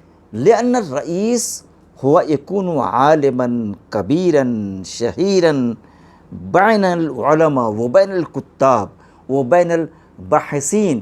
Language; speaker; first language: Arabic; non-native, fluent; Urdu